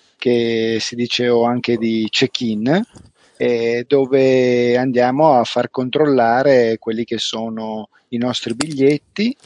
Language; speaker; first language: Italian; native; Italian